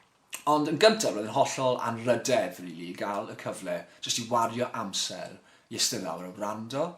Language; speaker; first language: Welsh; non-native, local second language; English